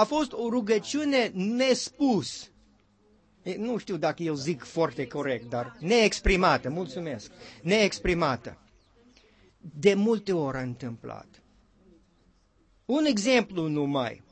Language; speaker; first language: Romanian; non-native, learner; English